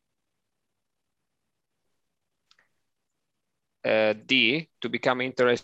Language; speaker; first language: English; non-native, learner; Italian